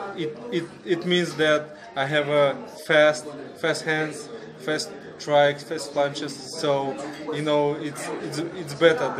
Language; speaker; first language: English; non-native, fluent; Russian